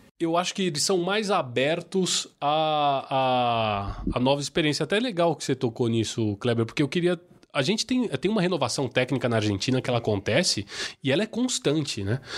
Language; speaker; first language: Portuguese; native; Portuguese